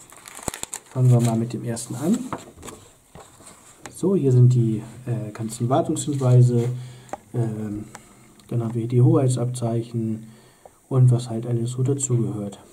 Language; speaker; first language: German; native; German